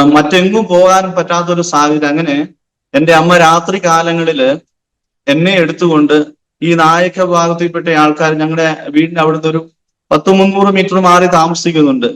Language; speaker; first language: Malayalam; non-native, local second language; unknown